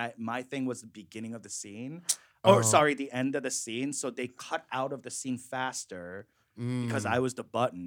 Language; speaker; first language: English; early bilingual, other home language; Korean